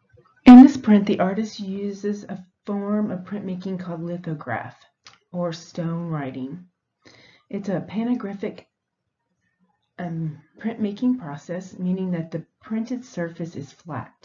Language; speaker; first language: English; native; English